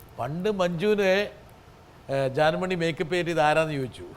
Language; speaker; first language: Malayalam; native; Malayalam